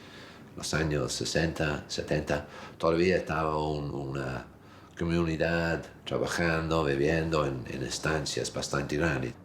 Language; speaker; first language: Spanish; non-native, fluent; English